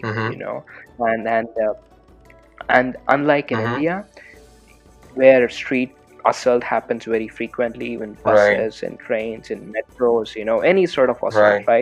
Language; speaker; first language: English; non-native, local second language; Telugu